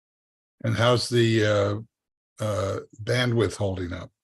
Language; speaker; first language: English; native; English